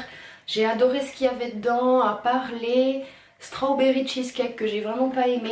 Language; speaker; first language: French; native; French